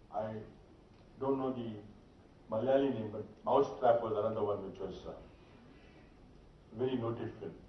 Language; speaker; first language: English; non-native, local second language; Marathi